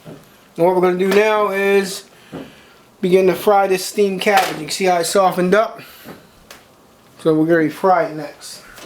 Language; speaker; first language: English; native; English